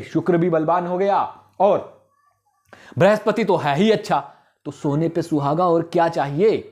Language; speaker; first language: Hindi; native; Hindi